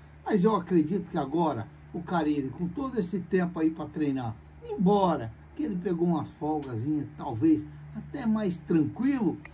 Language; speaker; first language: Portuguese; native; Portuguese